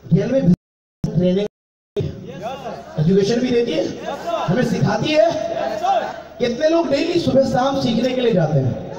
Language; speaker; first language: Hindi; native; Hindi